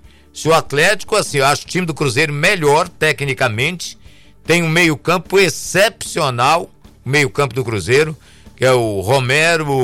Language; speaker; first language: Portuguese; native; Portuguese